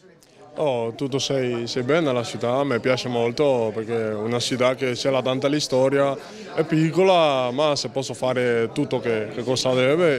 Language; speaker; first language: Italian; non-native, learner; Spanish